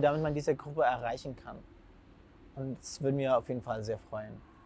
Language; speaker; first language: German; non-native, fluent; Arabic